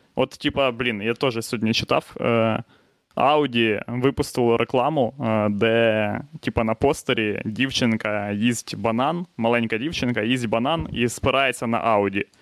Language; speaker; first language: Ukrainian; non-native, local second language; Russian